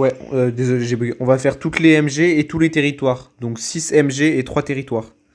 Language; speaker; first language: French; native; French